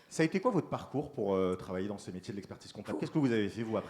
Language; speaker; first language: French; native; French